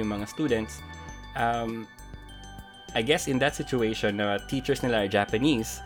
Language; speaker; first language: English; non-native, local second language; Filipino